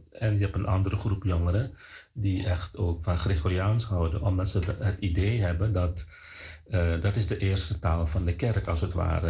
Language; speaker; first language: Dutch; non-native, fluent; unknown